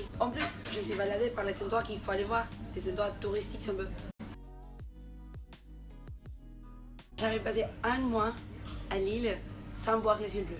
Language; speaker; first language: French; non-native, fluent; Spanish